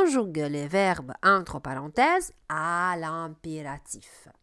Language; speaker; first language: French; non-native, fluent; Italian